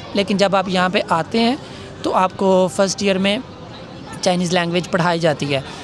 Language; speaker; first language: Urdu; non-native, local second language; Punjabi